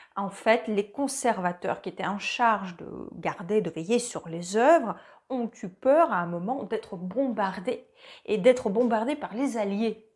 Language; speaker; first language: French; non-native, fluent; Russian